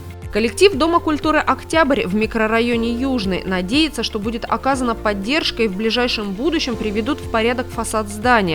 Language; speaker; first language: Russian; native; Russian